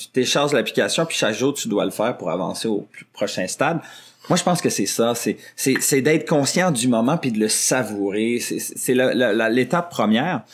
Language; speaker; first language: French; native; French